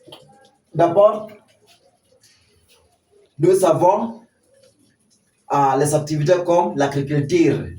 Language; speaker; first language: French; non-native, fluent; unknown